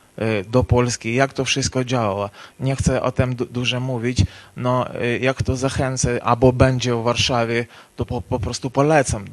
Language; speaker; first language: Polish; non-native, learner; Ukrainian